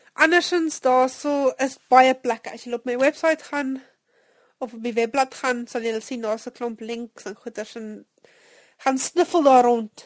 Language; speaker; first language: Afrikaans; native; Afrikaans